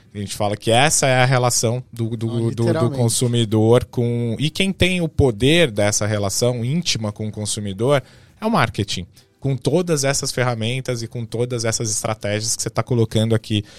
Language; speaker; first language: Portuguese; native; Portuguese